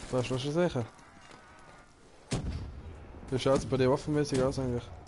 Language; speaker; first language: German; native; German